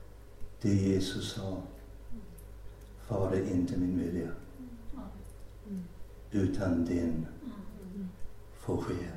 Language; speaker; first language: Swedish; non-native, fluent; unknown